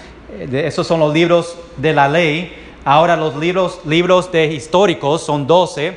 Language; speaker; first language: Spanish; early bilingual, heritage; Spanish